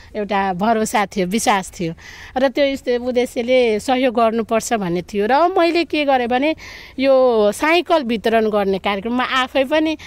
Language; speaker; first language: Nepali; non-native, local second language; Maithili